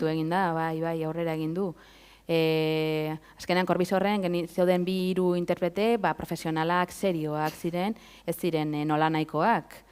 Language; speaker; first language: Basque; native; Basque